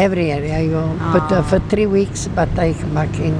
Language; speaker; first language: English; non-native, learner; Italian